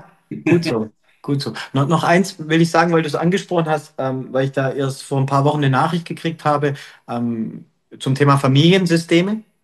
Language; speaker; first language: German; native; German